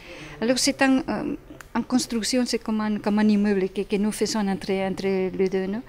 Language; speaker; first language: French; non-native, fluent; Spanish